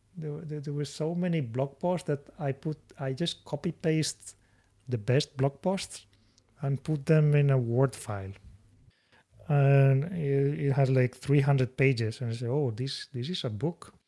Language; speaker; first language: English; non-native, fluent; Spanish